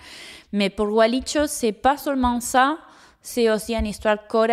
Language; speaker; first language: French; non-native, fluent; Spanish